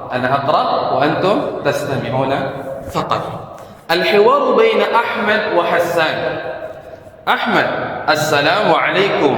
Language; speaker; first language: Arabic; non-native, fluent; Indonesian